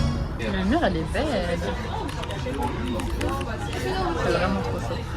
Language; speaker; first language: French; native; French